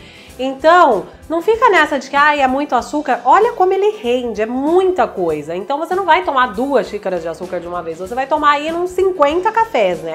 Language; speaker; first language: Portuguese; native; Portuguese